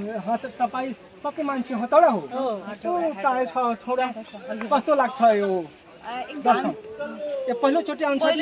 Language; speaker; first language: Nepali; non-native, learner; Hindi